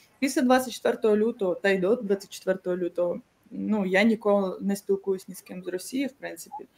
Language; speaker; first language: Ukrainian; native; Ukrainian